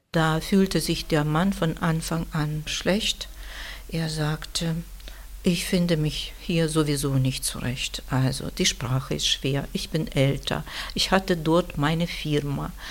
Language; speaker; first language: German; non-native, fluent; Russian